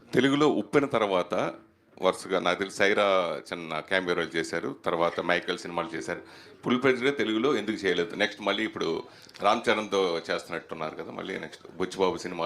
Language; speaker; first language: Telugu; native; Telugu